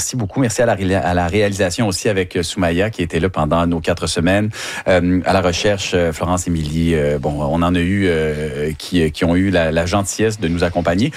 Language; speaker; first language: French; native; French